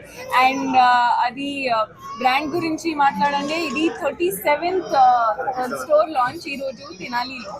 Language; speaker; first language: Telugu; non-native, learner; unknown